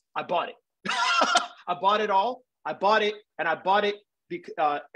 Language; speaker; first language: English; native; English